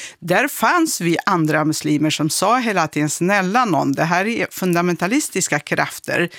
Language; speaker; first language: Swedish; early bilingual, other home language; Kurdish